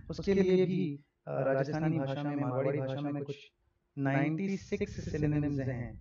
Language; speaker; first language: Hindi; non-native, local second language; Rajasthani